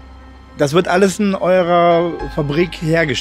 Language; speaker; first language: German; native; German